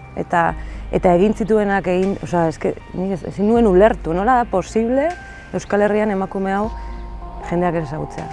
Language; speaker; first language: Basque; native; Basque